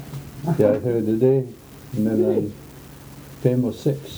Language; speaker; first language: Swedish; early bilingual, heritage; Swedish